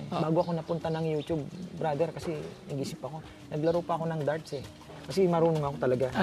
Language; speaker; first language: Filipino; non-native, local second language; Bikol